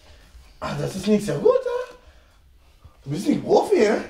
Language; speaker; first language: German; non-native, learner; French